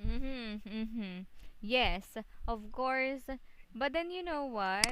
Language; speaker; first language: English; non-native, local second language; Filipino